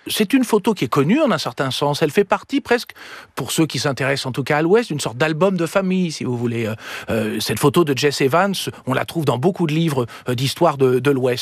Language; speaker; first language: French; native; French